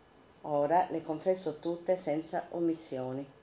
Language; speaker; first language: Italian; native; Italian